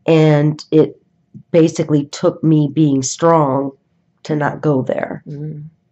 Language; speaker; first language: English; native; English